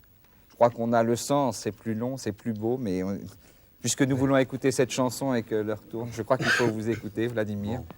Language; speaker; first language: French; native; French